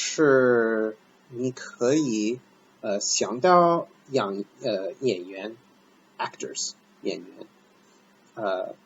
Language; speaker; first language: Chinese; non-native, fluent; English